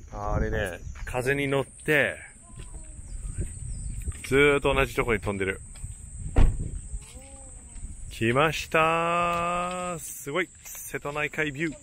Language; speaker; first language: Japanese; non-native, fluent; English